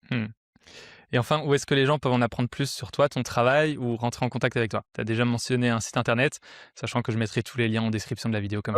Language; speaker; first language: French; native; French